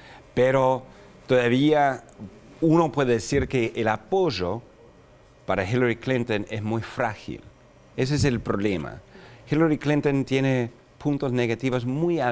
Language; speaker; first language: Spanish; non-native, fluent; English